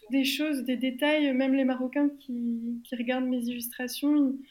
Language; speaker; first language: French; native; French